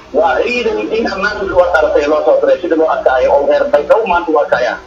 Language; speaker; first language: Somali; non-native, local second language; Maay